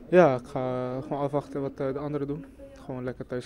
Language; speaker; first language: Dutch; native; Dutch